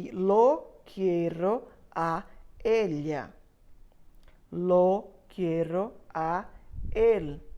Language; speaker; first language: Spanish; non-native, fluent; Portuguese